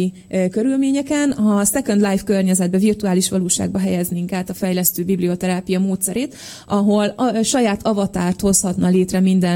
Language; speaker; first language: Hungarian; native; Hungarian